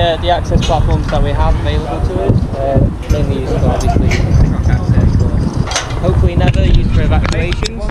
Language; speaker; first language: English; native; English